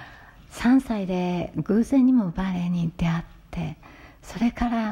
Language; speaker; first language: Japanese; native; Japanese